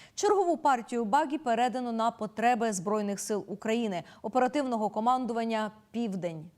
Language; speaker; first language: Ukrainian; native; Ukrainian